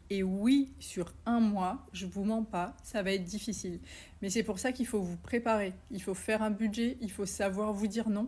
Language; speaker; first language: French; native; French